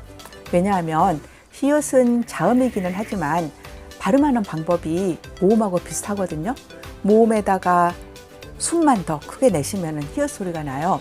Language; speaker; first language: Korean; native; Korean